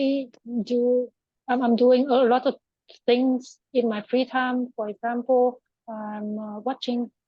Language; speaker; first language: English; non-native, learner; Vietnamese